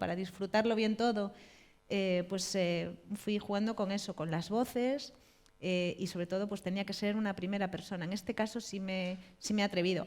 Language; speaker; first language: Spanish; native; Spanish